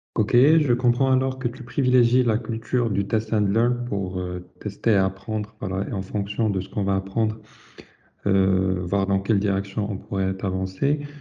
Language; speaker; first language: French; non-native, local second language; Arabic